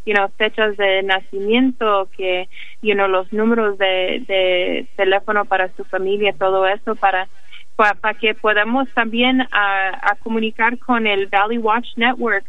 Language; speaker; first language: Spanish; early bilingual, heritage; English